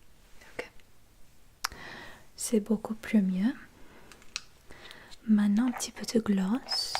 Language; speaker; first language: French; non-native, learner; English